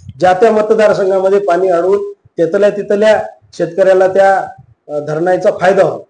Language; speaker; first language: Marathi; native; Marathi